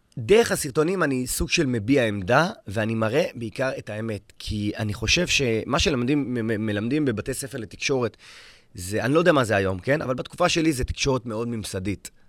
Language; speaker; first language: Hebrew; native; Hebrew